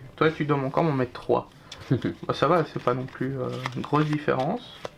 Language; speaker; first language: French; native; French